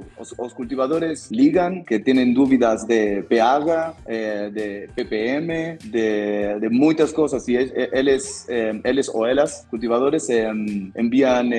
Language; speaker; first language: Portuguese; non-native, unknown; Spanish